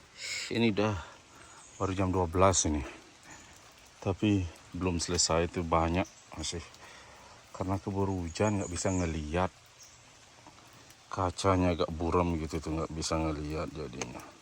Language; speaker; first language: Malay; non-native, local second language; Balinese